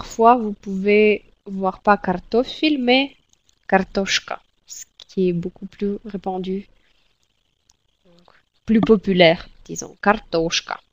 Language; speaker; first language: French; non-native, fluent; Russian